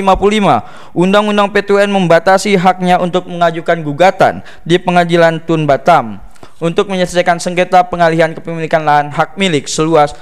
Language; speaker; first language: Indonesian; native; Indonesian